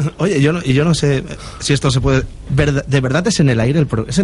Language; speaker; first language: Spanish; native; Spanish